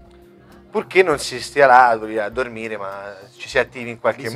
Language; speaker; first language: Italian; native; Italian